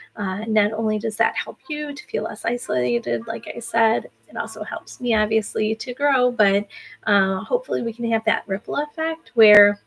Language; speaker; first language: English; native; English